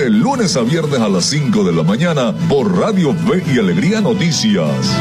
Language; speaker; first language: Spanish; native; Spanish